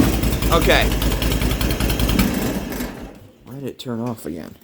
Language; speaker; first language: English; native; English